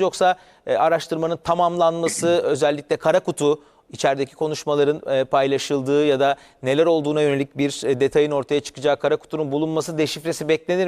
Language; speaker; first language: Turkish; native; Turkish